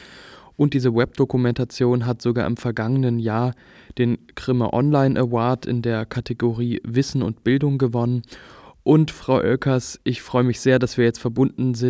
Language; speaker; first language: German; native; German